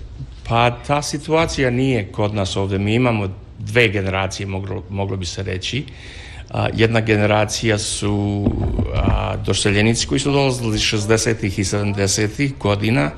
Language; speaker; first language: Serbian; native; Serbian